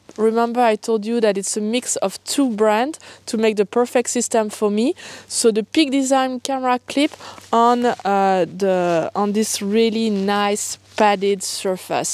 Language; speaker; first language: English; non-native, fluent; French